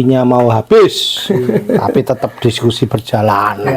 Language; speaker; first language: Indonesian; non-native, local second language; Javanese